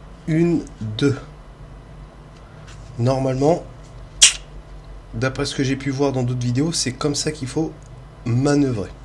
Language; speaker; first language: French; native; French